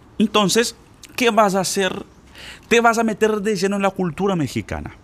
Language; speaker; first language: Spanish; non-native, fluent; Portuguese